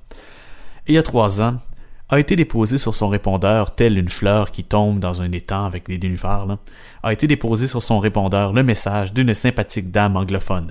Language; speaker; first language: French; native; French